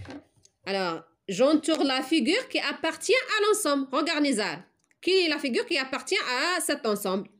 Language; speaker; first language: French; non-native, local second language; Arabic